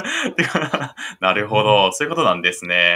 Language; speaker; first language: Japanese; native; Japanese